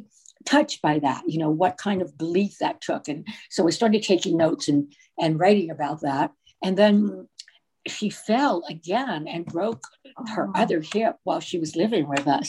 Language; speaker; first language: English; native; English